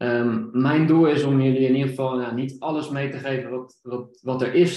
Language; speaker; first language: Dutch; native; Dutch